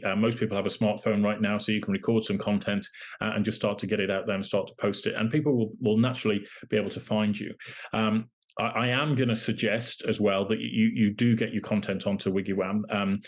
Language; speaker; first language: English; native; English